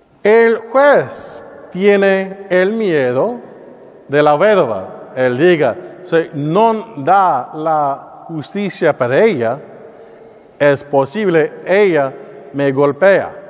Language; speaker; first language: Spanish; non-native, learner; English